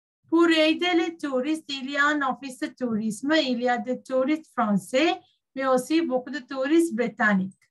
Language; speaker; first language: French; non-native, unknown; Sinhala